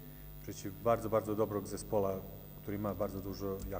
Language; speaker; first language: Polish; non-native, learner; Serbian